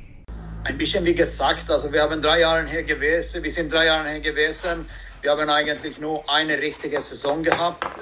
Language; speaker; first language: German; non-native, learner; Swedish